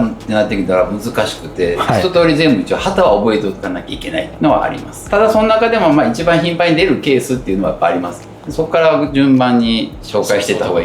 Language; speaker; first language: Japanese; native; Japanese